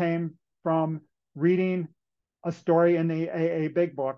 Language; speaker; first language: English; native; English